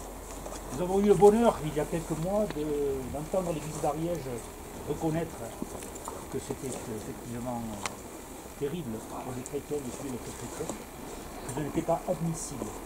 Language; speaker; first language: French; native; French